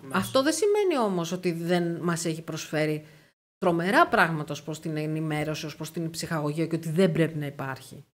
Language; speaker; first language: Greek; native; Greek